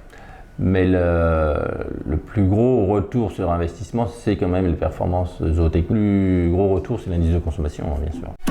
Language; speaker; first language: French; native; French